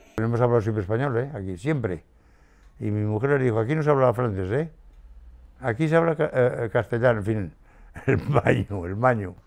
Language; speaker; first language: Spanish; early bilingual, heritage; Spanish